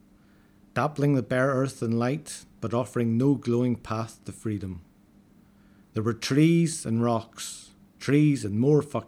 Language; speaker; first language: English; native; English